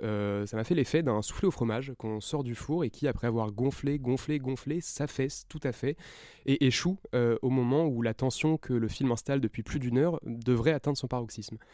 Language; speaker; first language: French; native; French